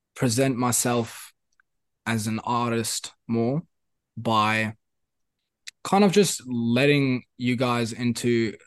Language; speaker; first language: English; non-native, local second language; Afrikaans